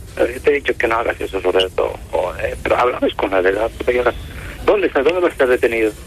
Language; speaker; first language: Spanish; native; Spanish